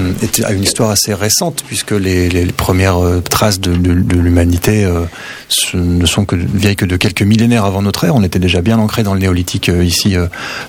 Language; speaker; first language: French; native; French